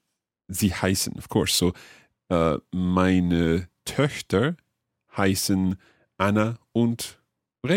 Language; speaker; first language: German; non-native, learner; English